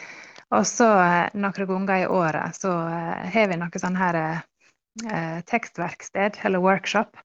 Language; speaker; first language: Norwegian; early bilingual, heritage; Norwegian